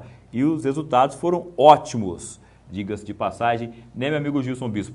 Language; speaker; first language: Portuguese; native; Portuguese